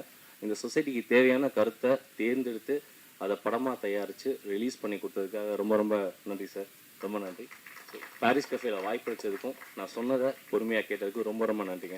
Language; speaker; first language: Tamil; native; Tamil